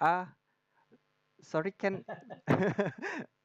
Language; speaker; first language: English; non-native, learner; Indonesian